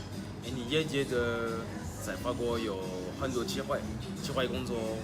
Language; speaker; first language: Chinese; non-native, learner; French